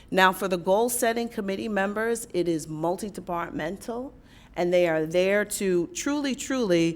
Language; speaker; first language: English; native; English